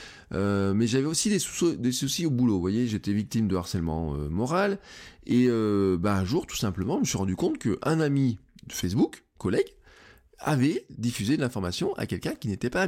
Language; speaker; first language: French; native; French